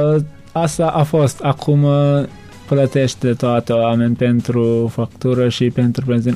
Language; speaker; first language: Romanian; non-native, learner; Turkmen